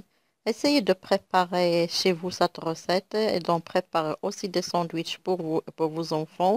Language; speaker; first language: French; non-native, local second language; Arabic